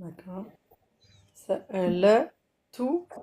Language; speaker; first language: French; native; French